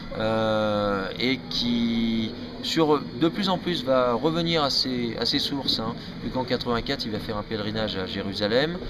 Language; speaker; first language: French; native; French